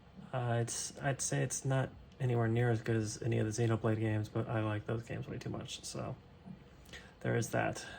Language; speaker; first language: English; native; English